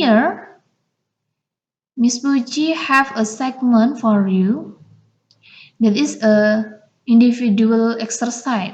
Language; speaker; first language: English; non-native, learner; Indonesian